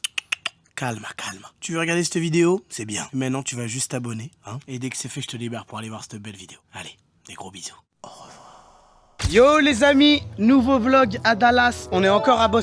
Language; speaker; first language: French; native; French